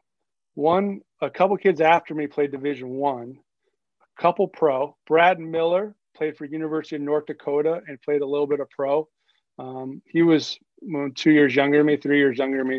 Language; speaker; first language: English; native; English